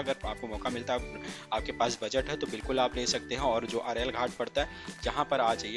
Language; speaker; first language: Hindi; native; Hindi